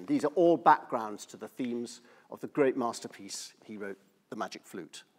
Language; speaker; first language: English; native; English